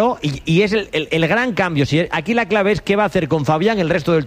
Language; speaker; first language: Spanish; native; Spanish